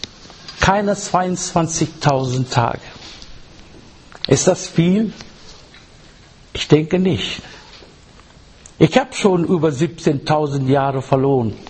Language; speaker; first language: German; non-native, learner; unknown